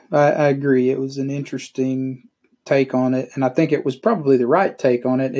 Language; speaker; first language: English; native; English